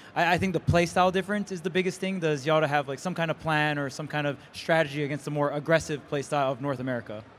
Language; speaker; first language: English; native; English